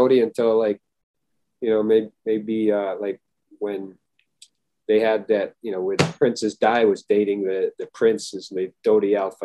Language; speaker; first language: English; early bilingual, other home language; Filipino